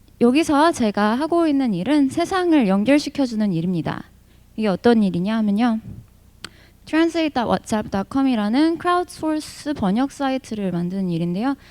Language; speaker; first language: Korean; early bilingual, heritage; Korean